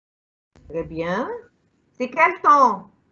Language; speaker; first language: French; non-native, fluent; Arabic